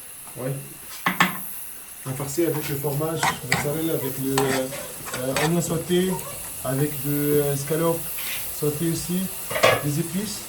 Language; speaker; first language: French; non-native, local second language; Arabic